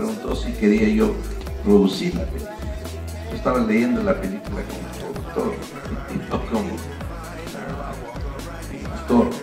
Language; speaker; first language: Spanish; early bilingual, other home language; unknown